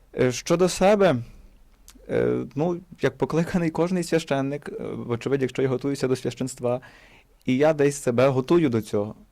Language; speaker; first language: Ukrainian; native; Ukrainian